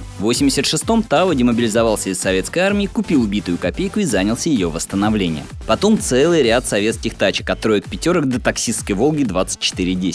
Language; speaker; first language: Russian; native; Russian